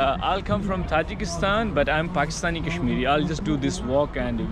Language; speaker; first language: English; non-native, learner; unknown